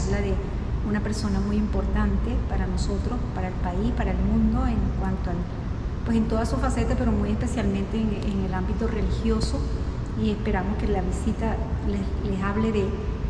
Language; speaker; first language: Spanish; native; Spanish